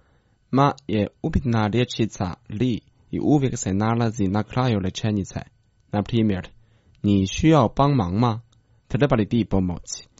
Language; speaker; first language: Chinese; non-native, learner; Croatian